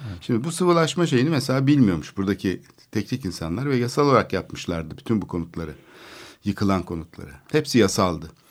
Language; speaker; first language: Turkish; native; Turkish